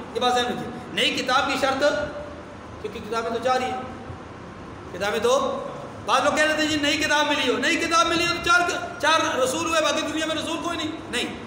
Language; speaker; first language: Urdu; non-native, local second language; Northern Hindko